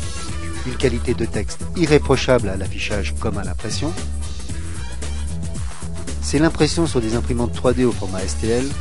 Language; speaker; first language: French; native; French